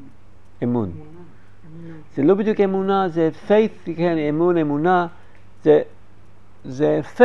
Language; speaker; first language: Hebrew; non-native, fluent; English